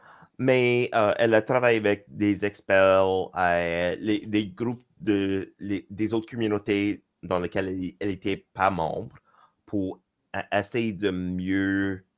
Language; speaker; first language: French; non-native, local second language; English